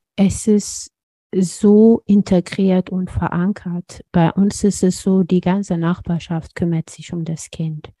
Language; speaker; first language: German; non-native, fluent; Amharic